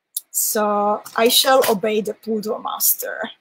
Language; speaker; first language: English; non-native, fluent; Hungarian